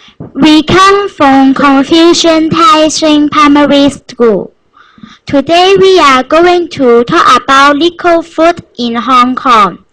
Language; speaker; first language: English; non-native, learner; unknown